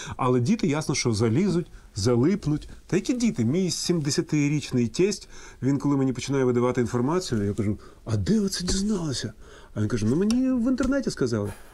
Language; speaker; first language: Ukrainian; non-native, local second language; Russian